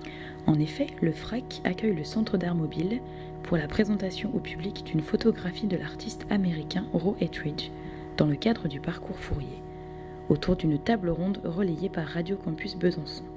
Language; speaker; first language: French; native; French